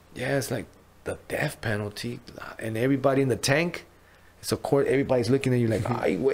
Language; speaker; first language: English; early bilingual, other home language; Spanish